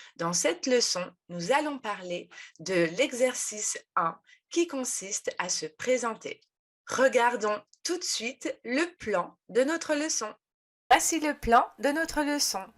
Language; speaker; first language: French; native; French